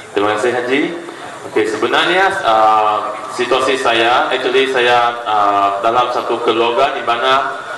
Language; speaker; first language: Malay; non-native, local second language; Chinese